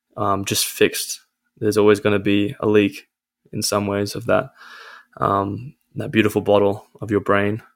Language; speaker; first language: English; native; English